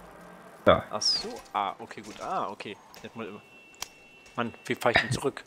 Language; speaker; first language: German; native; German